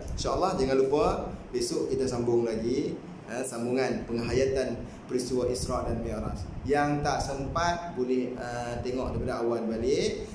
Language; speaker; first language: Malay; native; Malay